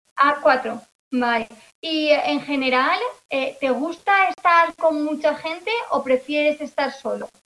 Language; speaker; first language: Spanish; native; Spanish